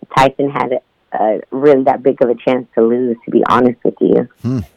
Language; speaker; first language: English; native; English